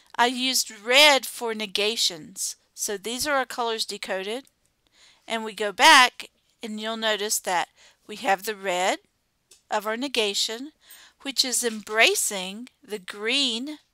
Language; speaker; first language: English; native; English